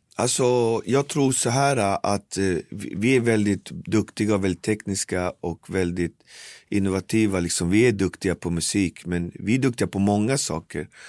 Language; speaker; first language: Swedish; native; Swedish